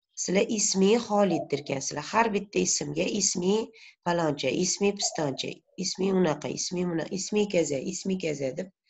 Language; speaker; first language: Arabic; non-native, fluent; Uzbek